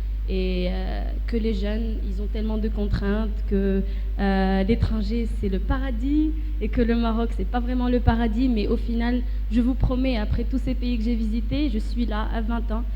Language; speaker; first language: French; non-native, local second language; Arabic